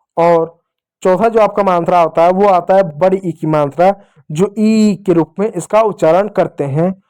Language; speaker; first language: Hindi; native; Hindi